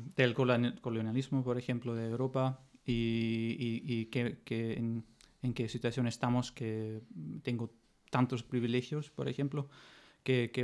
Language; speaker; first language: Spanish; non-native, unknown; German